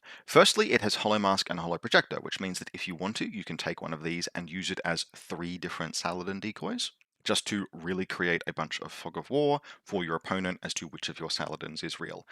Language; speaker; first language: English; native; English